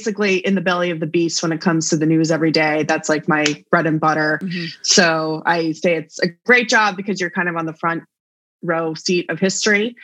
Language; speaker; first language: English; native; English